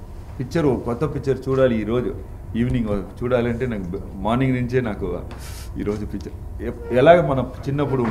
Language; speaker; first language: Telugu; non-native, learner; Tamil